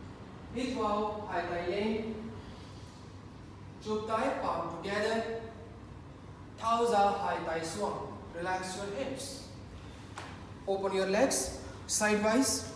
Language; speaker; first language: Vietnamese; non-native, learner; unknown